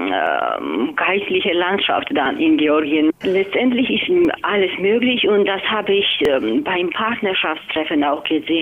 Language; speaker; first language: German; non-native, fluent; Georgian